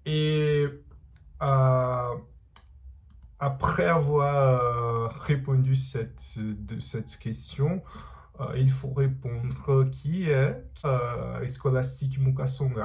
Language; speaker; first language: French; non-native, learner; Portuguese